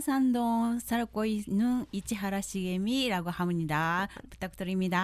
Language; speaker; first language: Korean; non-native, learner; Japanese